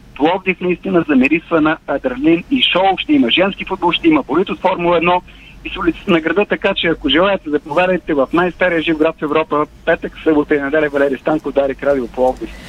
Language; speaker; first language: Bulgarian; native; Bulgarian